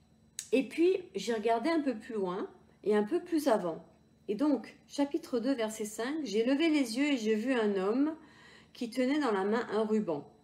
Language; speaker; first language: French; native; French